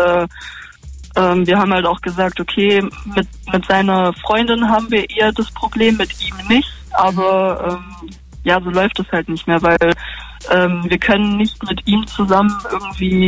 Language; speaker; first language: German; native; German